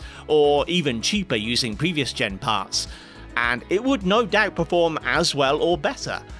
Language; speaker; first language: English; native; English